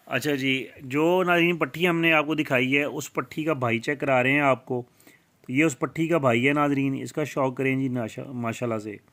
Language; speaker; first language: Urdu; non-native, local second language; Punjabi